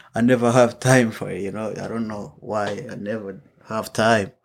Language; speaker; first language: English; non-native, local second language; Kinyarwanda